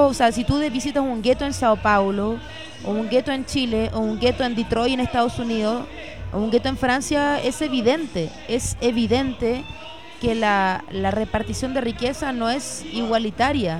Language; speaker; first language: Spanish; early bilingual, heritage; Spanish